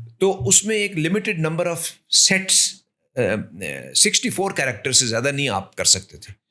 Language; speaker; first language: Urdu; native; Urdu